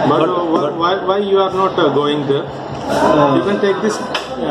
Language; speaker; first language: English; non-native, local second language; Malayalam